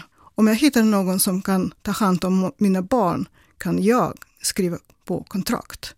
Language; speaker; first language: Swedish; non-native, fluent; Russian